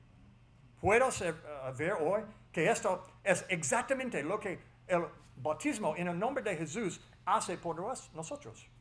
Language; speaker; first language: Spanish; non-native, fluent; English